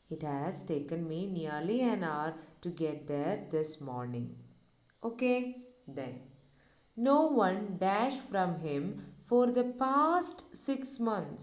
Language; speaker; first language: English; non-native, local second language; Malayalam